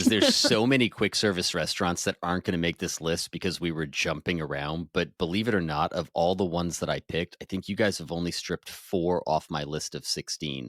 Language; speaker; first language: English; native; English